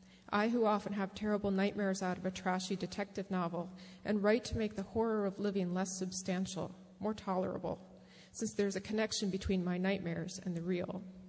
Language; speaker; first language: English; native; English